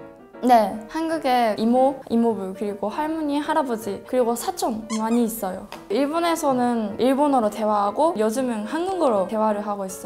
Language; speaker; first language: Korean; non-native, learner; Japanese